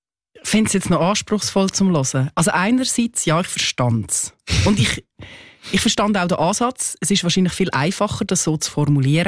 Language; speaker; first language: German; native; German